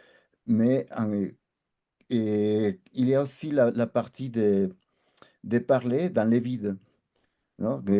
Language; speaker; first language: French; non-native, fluent; Spanish